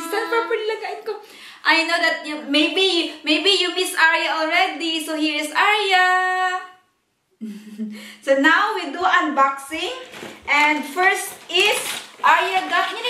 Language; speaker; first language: English; non-native, learner; Filipino